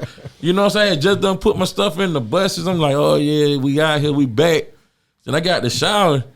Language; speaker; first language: English; native; English